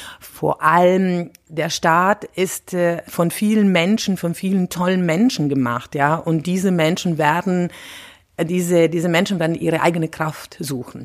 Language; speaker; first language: German; non-native, fluent; Italian